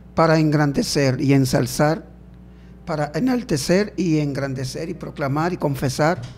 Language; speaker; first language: Spanish; native; Spanish